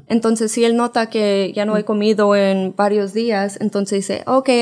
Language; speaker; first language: Spanish; early bilingual, heritage; Spanish